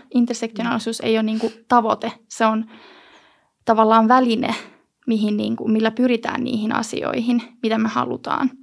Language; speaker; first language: Finnish; native; Finnish